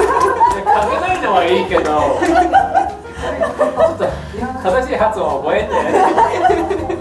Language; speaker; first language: Japanese; non-native, fluent; English